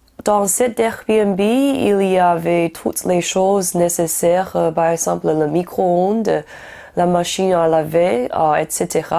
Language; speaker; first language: French; non-native, learner; Chinese